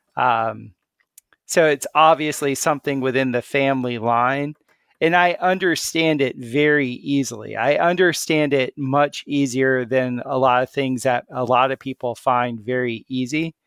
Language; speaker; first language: English; native; English